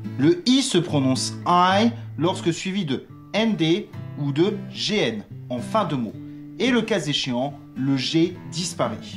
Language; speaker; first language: French; native; French